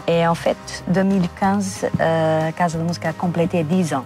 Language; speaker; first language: French; non-native, fluent; Portuguese